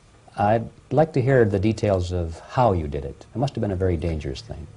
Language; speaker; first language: English; native; English